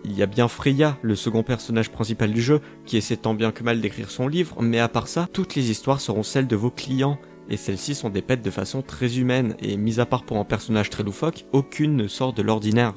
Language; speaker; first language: French; native; French